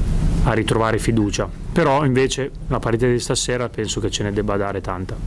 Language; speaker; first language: Italian; native; Italian